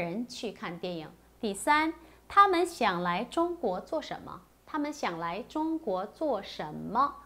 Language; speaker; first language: Chinese; non-native, fluent; Korean